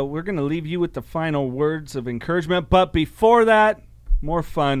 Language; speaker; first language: English; native; English